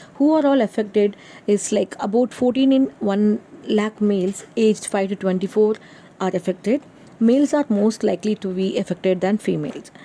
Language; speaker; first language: English; non-native, local second language; Tamil